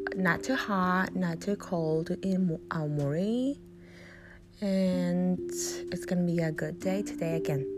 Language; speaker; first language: English; non-native, fluent; Japanese